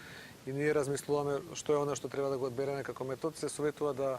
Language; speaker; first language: Macedonian; native; Macedonian